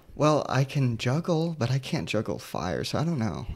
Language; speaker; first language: English; native; English